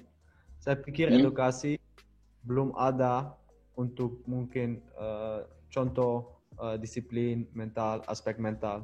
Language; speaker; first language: Indonesian; non-native, learner; Dutch